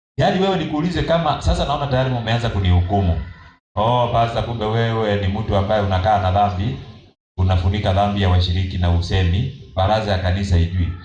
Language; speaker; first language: Swahili; non-native, local second language; Kamba